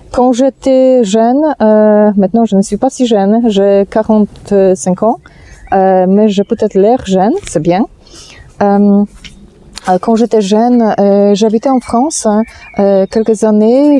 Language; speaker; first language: French; non-native, fluent; Polish